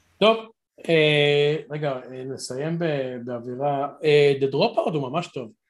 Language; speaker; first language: Hebrew; native; Hebrew